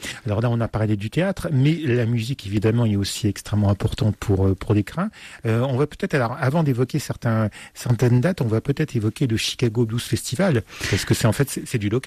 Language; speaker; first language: French; native; French